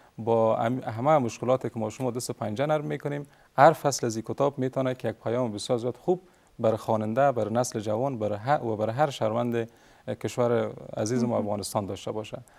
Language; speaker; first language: Persian; native; Persian